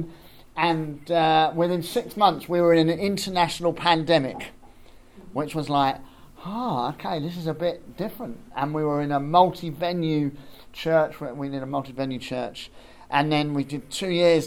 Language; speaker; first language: English; native; English